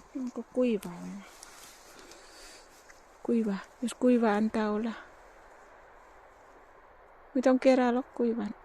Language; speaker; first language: Finnish; non-native, learner; Thai